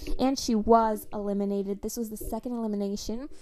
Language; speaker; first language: English; native; English